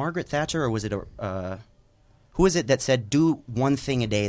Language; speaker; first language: English; non-native, local second language; Filipino